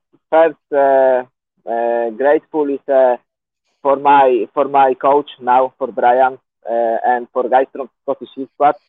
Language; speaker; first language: English; non-native, learner; Polish